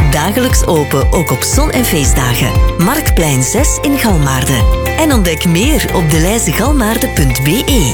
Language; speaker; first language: Dutch; native; Dutch